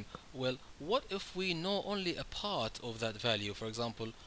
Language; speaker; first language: English; non-native, fluent; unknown